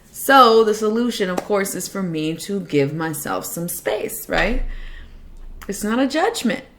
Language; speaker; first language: English; native; English